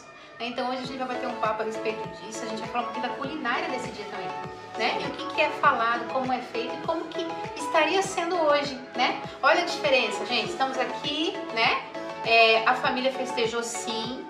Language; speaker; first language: Portuguese; native; Portuguese